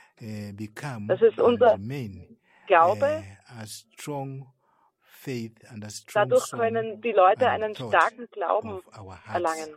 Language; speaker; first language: German; non-native, fluent; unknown